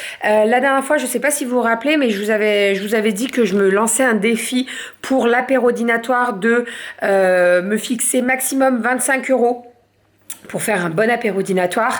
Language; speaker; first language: French; native; French